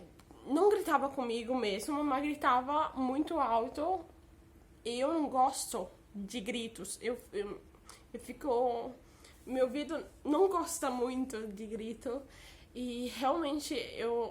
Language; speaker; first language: Portuguese; early bilingual, heritage; Portuguese